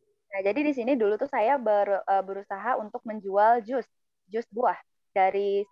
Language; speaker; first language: Indonesian; native; Indonesian